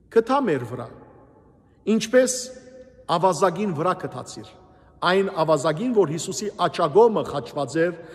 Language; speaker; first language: Armenian; native; Armenian